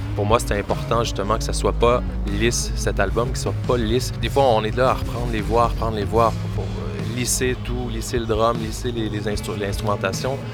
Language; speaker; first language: French; native; French